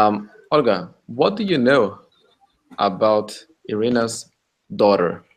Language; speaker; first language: English; non-native, fluent; Russian